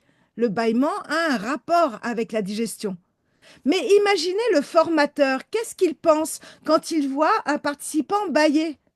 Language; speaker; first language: French; native; French